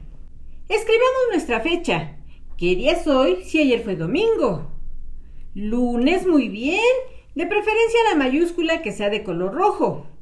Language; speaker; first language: Spanish; native; Spanish